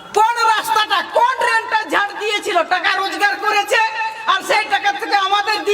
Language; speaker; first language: Bangla; non-native, local second language; Santali